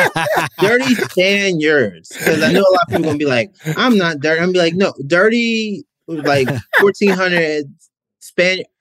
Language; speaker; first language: English; native; English